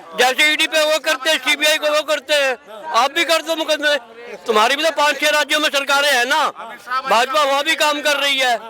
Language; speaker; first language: Hindi; native; Hindi